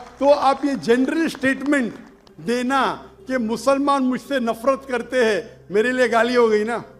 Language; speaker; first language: Urdu; non-native, local second language; Konkani